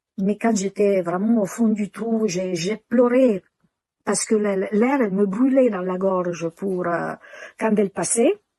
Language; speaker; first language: French; non-native, fluent; Italian